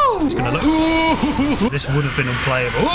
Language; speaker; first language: English; native; English